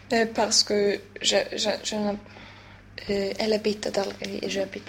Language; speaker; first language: French; non-native, learner; Swedish